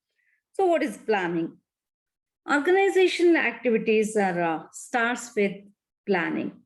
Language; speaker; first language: English; non-native, local second language; Kannada